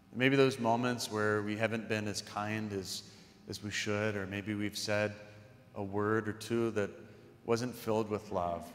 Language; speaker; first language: English; native; English